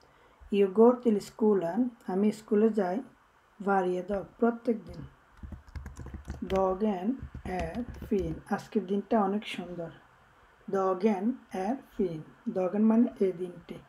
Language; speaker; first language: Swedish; non-native, fluent; Bangla